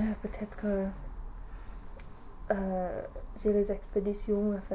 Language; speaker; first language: French; non-native, learner; English